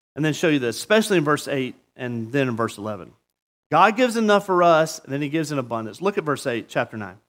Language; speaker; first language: English; native; English